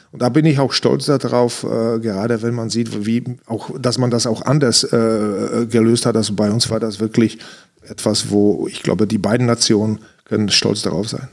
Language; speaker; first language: German; non-native, fluent; Czech